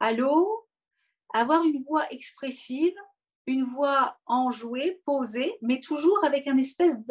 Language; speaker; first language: French; native; French